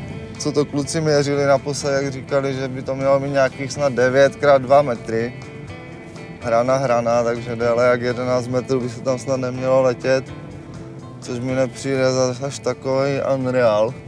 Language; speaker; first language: Czech; native; Czech